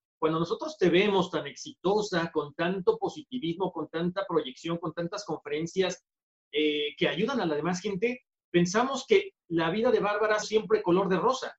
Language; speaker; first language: Spanish; native; Spanish